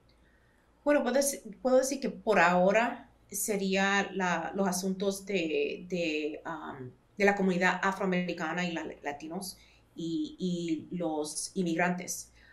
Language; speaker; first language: Spanish; early bilingual, heritage; Spanish